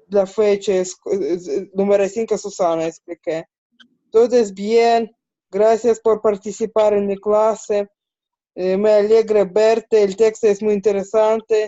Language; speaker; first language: Spanish; non-native, learner; Ukrainian